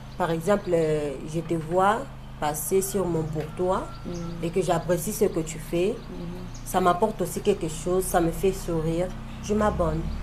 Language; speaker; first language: French; non-native, local second language; Luba-Lulua